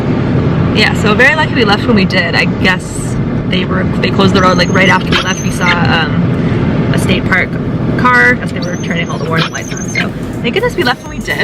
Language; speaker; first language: English; native; English